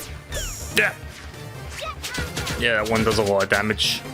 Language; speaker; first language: English; native; English